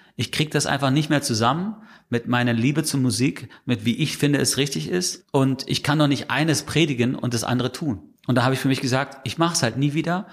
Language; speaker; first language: German; non-native, fluent; English